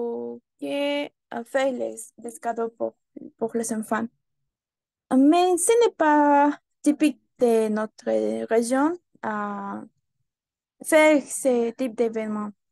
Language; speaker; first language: French; non-native, learner; Spanish